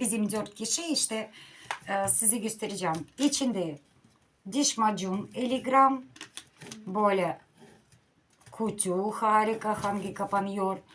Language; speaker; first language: Turkish; non-native, learner; Russian